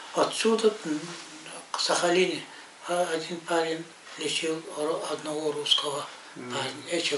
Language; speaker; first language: Russian; non-native, local second language; Yakut